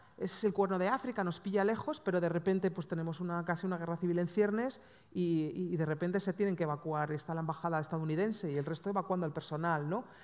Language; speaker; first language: Spanish; native; Spanish